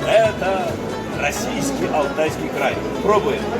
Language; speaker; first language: Russian; non-native, local second language; Uzbek